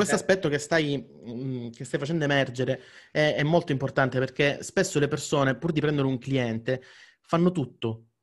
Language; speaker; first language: Italian; native; Italian